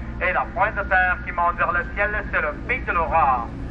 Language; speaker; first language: French; native; French